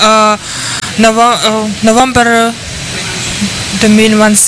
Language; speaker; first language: French; non-native, learner; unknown